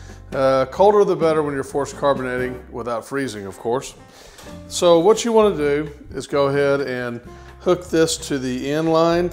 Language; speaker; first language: English; native; English